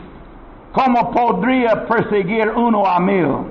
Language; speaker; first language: Spanish; non-native, learner; English